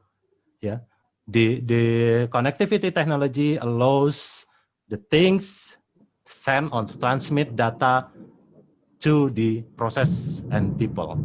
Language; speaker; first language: English; non-native, fluent; Indonesian